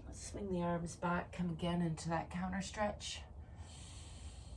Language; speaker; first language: English; native; English